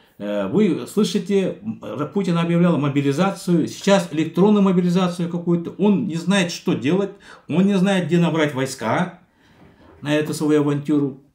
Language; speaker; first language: Russian; non-native, local second language; Kazakh